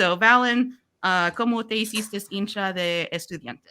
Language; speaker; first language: Spanish; non-native, learner; English